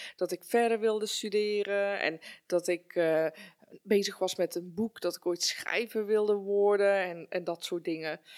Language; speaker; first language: Dutch; early bilingual, other home language; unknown